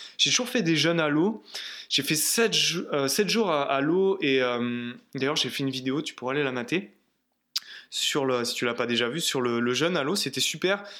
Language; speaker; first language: French; native; French